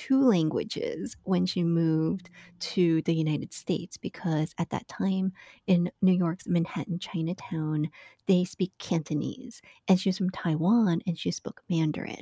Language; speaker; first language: English; non-native, fluent; Chinese